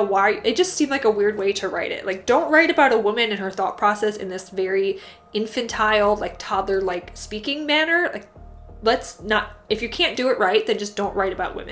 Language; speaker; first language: English; native; English